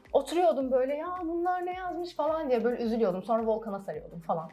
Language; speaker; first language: Turkish; early bilingual, other home language; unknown